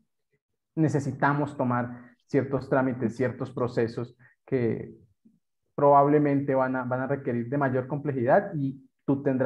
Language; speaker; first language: Spanish; native; Spanish